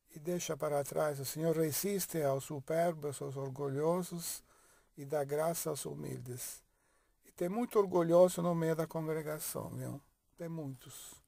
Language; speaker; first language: Portuguese; non-native, fluent; Italian